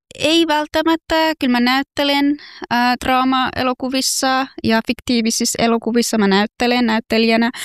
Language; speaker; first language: Finnish; non-native, fluent; Persian